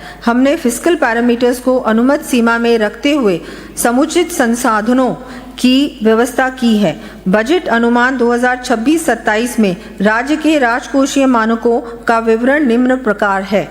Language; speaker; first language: Hindi; native; Hindi